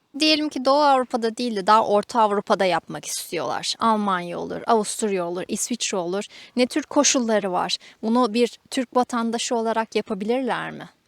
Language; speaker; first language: Turkish; native; Turkish